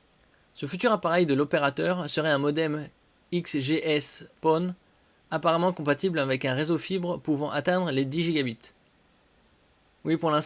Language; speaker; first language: French; native; French